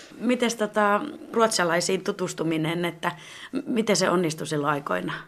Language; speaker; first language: Finnish; native; Finnish